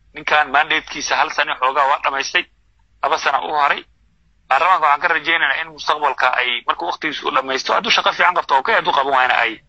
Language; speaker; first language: Somali; non-native, local second language; Maay